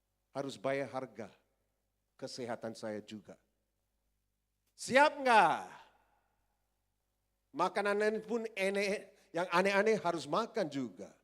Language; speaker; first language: Indonesian; non-native, fluent; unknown